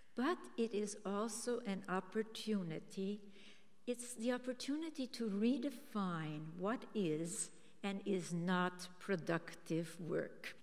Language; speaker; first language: English; early bilingual, other home language; German